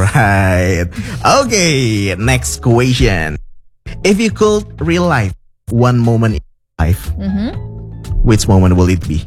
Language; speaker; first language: English; non-native, fluent; Indonesian